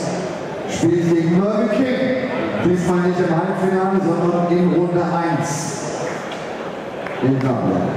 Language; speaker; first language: German; native; German